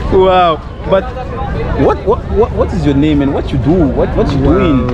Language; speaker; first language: English; non-native, fluent; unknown